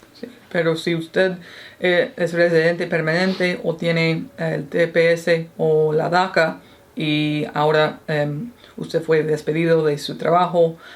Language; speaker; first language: Spanish; non-native, fluent; English